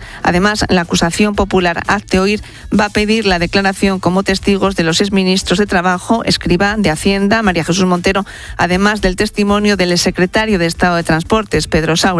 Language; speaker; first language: Spanish; native; Spanish